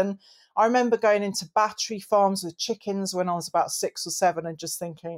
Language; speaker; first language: English; native; English